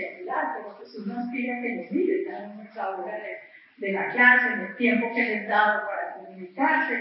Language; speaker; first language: Spanish; native; Spanish